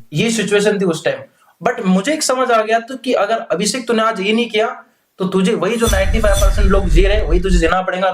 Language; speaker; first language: Hindi; non-native, local second language; Marathi